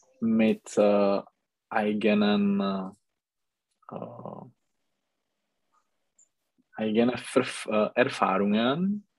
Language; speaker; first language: German; non-native, learner; Czech